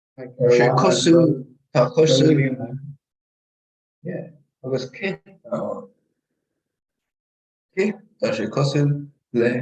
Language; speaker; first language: Irish; non-native, learner; English